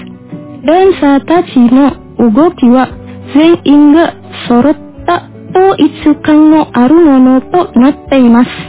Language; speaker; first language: Japanese; non-native, fluent; Indonesian